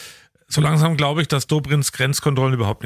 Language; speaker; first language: German; native; German